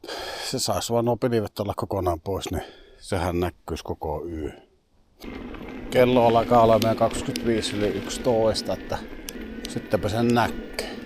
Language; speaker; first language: Finnish; native; Finnish